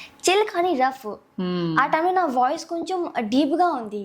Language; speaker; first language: Telugu; non-native, local second language; Hindi